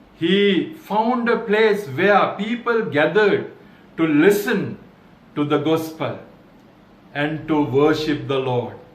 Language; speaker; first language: English; non-native, local second language; Sinhala